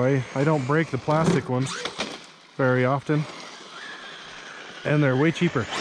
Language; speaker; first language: English; native; English